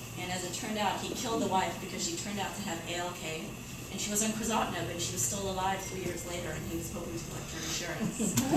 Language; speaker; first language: English; native; English